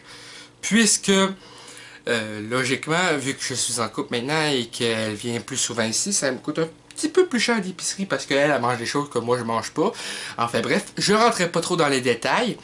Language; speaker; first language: French; native; French